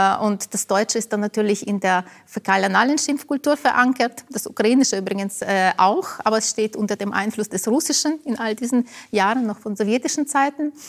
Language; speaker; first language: German; non-native, fluent; Ukrainian